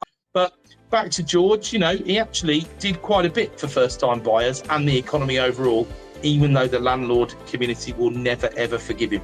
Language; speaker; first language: English; native; English